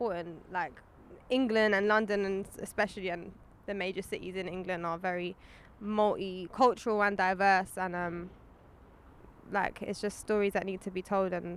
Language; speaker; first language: English; native; English